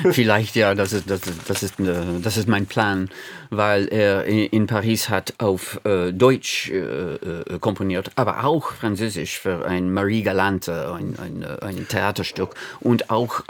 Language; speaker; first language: German; non-native, fluent; English